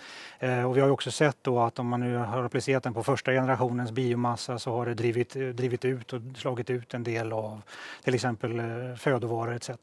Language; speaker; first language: Swedish; native; Swedish